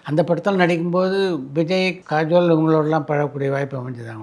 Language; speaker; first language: Tamil; native; Tamil